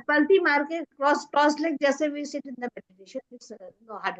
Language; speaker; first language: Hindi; native; Hindi